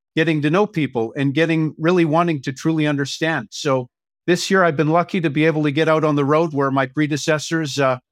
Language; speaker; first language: English; native; English